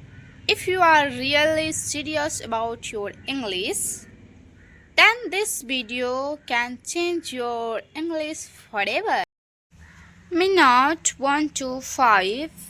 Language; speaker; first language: English; non-native, local second language; Hindi